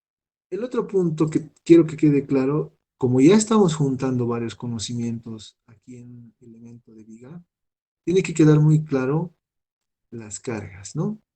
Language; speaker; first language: Spanish; native; Spanish